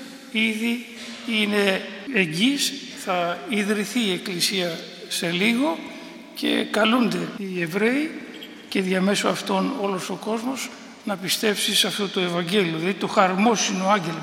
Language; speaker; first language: Greek; native; Greek